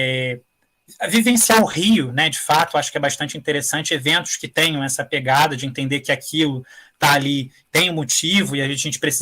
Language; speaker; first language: Portuguese; native; Portuguese